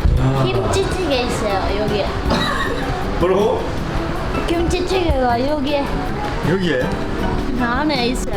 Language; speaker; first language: Korean; non-native, learner; Japanese